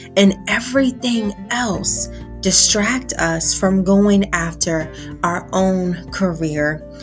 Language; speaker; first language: English; native; English